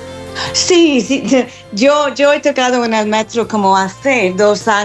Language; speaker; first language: Spanish; non-native, learner; English